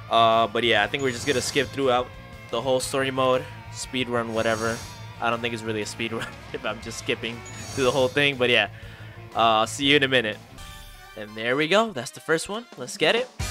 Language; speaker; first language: English; early bilingual, other home language; Spanish